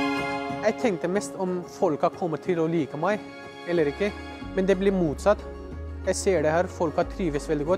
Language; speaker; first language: Norwegian; non-native, fluent; Persian